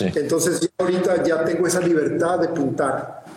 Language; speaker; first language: Spanish; native; Spanish